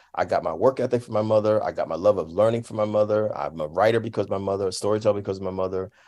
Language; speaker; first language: English; native; English